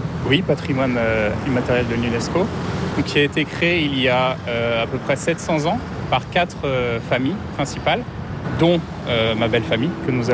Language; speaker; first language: French; native; French